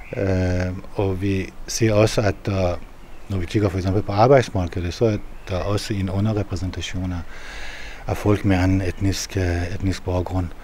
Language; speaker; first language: Danish; non-native, fluent; Persian